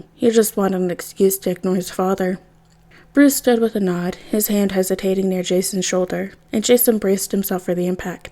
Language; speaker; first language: English; native; English